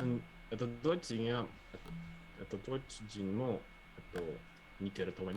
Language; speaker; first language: Japanese; non-native, learner; English